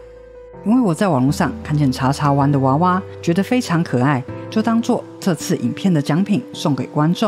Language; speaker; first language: Chinese; native; Chinese